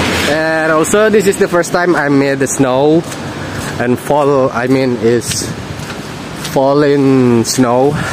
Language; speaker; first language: English; non-native, learner; Indonesian